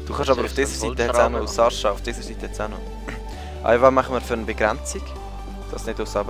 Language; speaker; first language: German; native; German